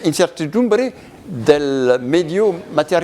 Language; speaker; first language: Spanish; non-native, learner; French